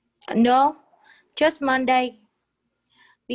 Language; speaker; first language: English; non-native, learner; Vietnamese